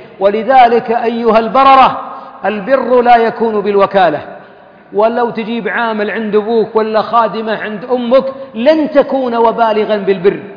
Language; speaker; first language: Arabic; native; Arabic